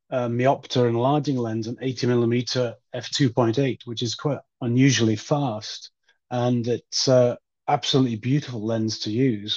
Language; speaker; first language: English; native; English